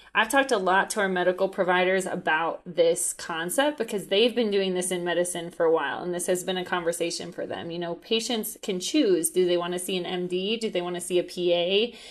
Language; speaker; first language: English; native; English